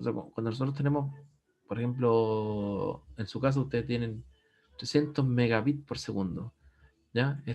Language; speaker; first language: Spanish; native; Spanish